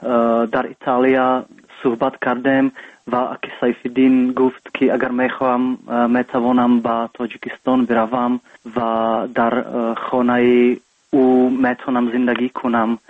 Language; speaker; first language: Persian; non-native, learner; Czech